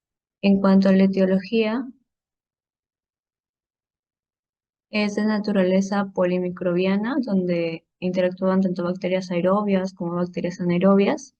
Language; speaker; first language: Spanish; native; Spanish